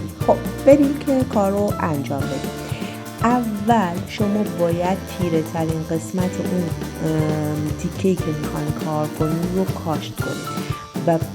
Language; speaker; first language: Persian; native; Persian